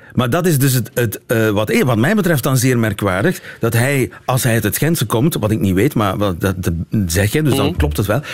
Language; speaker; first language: Dutch; native; Dutch